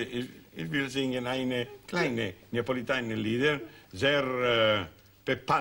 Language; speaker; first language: German; non-native, learner; Italian